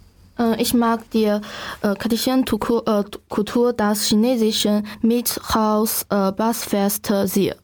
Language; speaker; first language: German; non-native, learner; Chinese